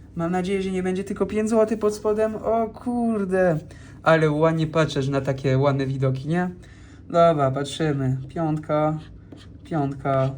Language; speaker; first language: Polish; non-native, fluent; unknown